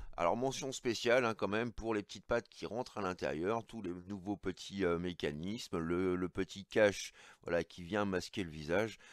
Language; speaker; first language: French; native; French